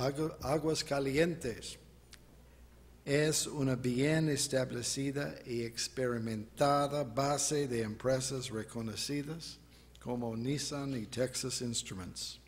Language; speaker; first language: Spanish; non-native, fluent; English